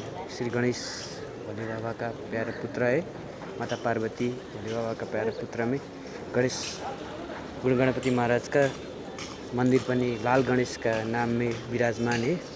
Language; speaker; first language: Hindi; non-native, learner; Nepali